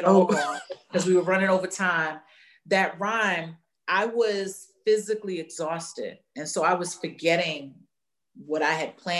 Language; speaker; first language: English; native; English